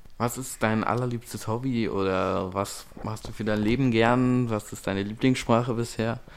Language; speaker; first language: German; native; German